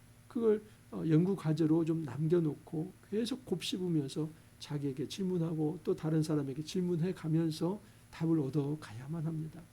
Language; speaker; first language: Korean; native; Korean